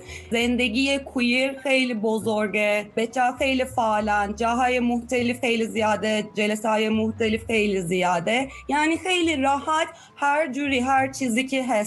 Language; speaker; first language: Persian; non-native, fluent; Turkish